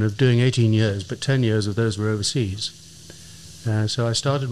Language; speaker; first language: English; native; English